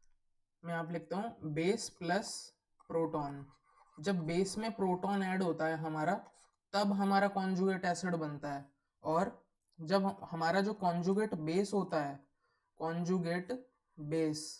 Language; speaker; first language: Hindi; native; Hindi